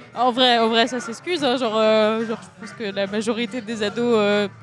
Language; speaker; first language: French; native; French